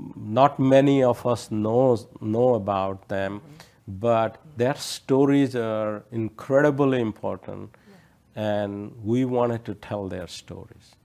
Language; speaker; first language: English; non-native, local second language; Odia